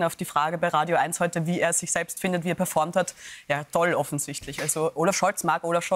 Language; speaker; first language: German; native; German